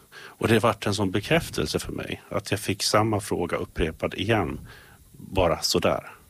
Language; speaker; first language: Swedish; native; Swedish